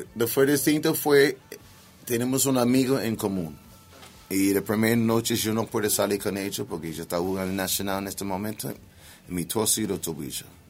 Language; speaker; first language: Spanish; non-native, learner; English